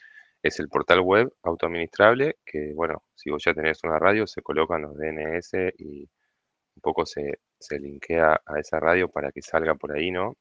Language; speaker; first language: Spanish; native; Spanish